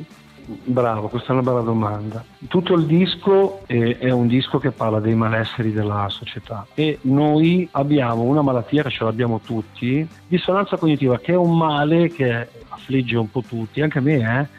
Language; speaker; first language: Italian; native; Italian